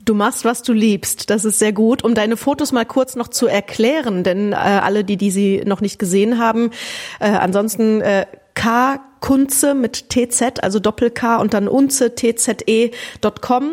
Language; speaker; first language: German; native; German